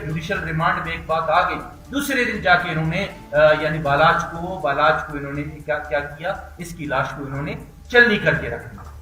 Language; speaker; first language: Urdu; non-native, local second language; Baluchi